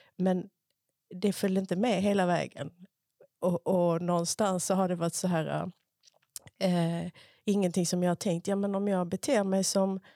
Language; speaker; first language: Swedish; early bilingual, other home language; Spanish